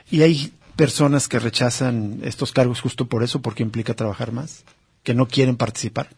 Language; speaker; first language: Spanish; native; Spanish